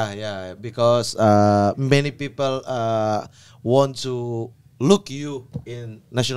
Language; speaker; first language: English; non-native, learner; Indonesian